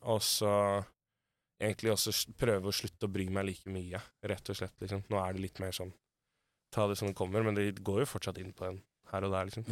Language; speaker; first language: Norwegian; native; Norwegian